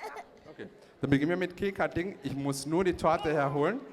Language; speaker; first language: German; early bilingual, other home language; Malayalam